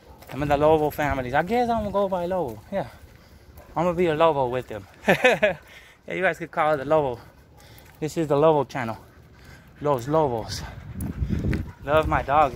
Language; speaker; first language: English; early bilingual, other home language; Spanish